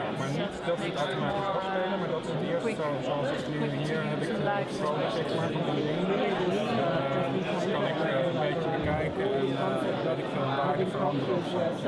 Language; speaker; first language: Dutch; native; Dutch